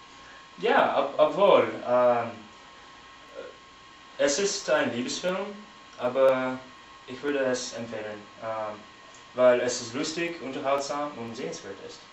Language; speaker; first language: German; non-native, learner; English